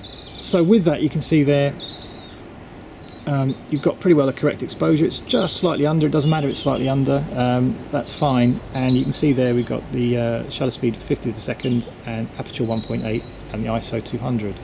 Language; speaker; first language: English; native; English